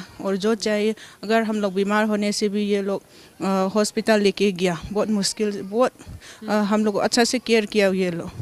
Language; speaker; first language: Hindi; non-native, local second language; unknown